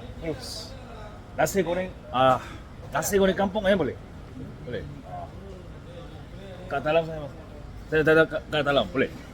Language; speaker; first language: Malay; non-native, learner; Korean